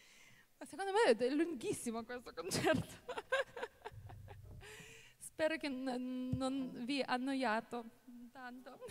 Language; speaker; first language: Italian; non-native, fluent; Russian